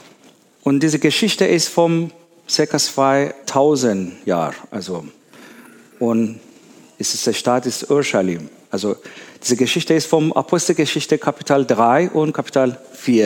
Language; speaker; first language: German; non-native, learner; Persian